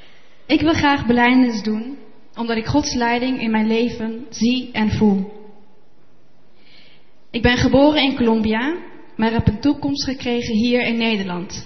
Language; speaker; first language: Dutch; early bilingual, other home language; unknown